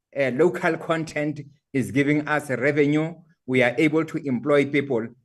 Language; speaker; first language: English; non-native, local second language; Southern Sotho